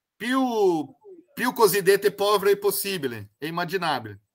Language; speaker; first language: Italian; non-native, fluent; Portuguese